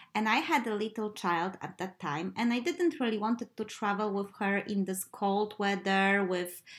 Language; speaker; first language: English; non-native, fluent; Polish